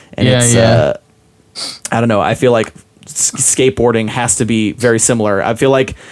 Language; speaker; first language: English; native; English